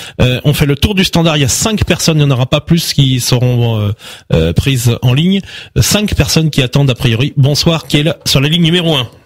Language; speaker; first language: French; native; French